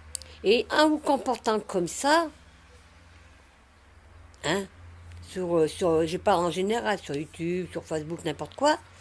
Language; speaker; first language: French; native; French